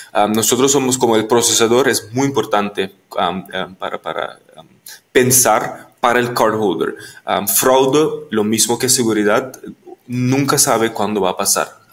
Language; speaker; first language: Spanish; non-native, fluent; Papiamento